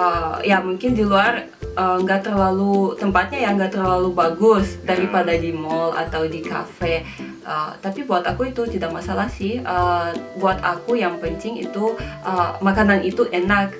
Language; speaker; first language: Indonesian; non-native, fluent; Russian